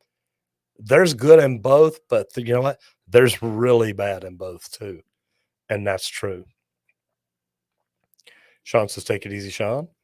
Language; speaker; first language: English; native; English